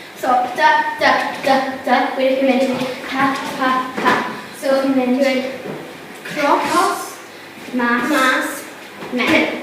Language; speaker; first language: Welsh; non-native, local second language; English